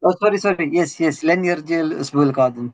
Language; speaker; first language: Arabic; non-native, learner; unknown